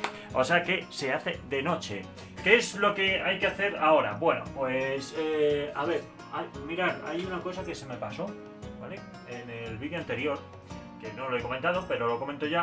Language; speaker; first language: Spanish; native; Spanish